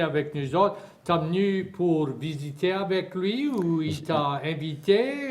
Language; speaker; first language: French; native; French